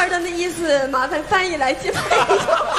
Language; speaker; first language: Chinese; native; Chinese